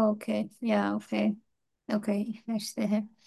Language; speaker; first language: German; non-native, learner; Turkish